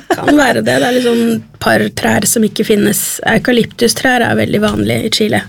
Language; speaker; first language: Norwegian; early bilingual, other home language; Spanish